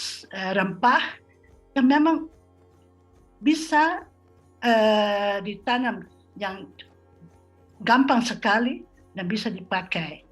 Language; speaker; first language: Indonesian; non-native, fluent; Dutch